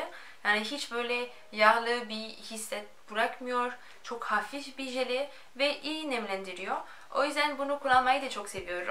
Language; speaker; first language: Turkish; non-native, fluent; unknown